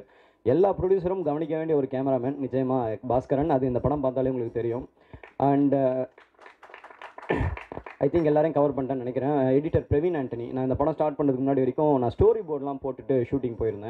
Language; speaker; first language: Tamil; native; Tamil